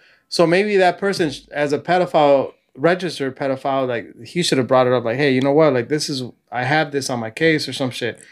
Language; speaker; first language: English; early bilingual, other home language; Spanish